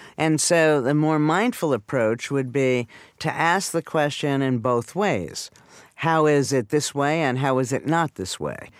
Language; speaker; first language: English; native; English